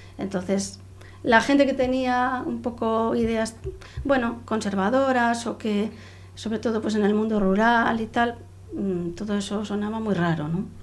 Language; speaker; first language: Spanish; non-native, local second language; Catalan